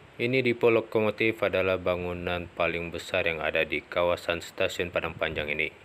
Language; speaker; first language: Indonesian; non-native, local second language; Minangkabau